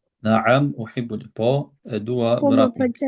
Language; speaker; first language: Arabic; non-native, fluent; Albanian